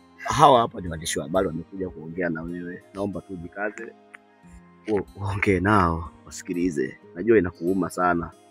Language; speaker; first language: Swahili; native; Swahili